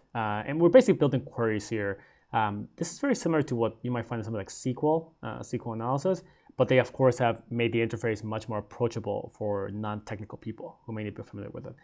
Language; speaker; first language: English; native; English